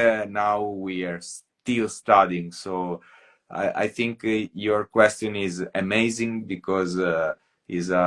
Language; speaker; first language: English; non-native, fluent; Italian